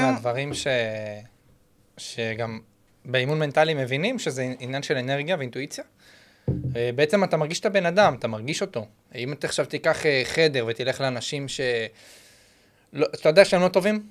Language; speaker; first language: Hebrew; native; Hebrew